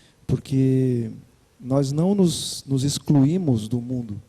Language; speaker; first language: Portuguese; native; Portuguese